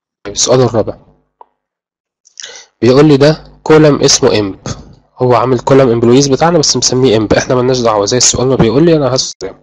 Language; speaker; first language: Arabic; native; Arabic